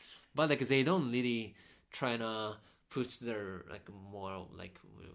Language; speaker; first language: English; non-native, fluent; Japanese